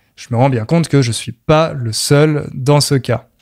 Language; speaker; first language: French; native; French